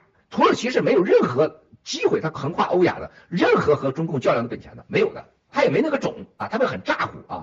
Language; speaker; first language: Chinese; native; Chinese